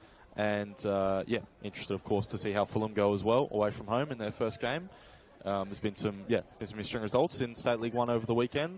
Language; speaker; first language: English; native; English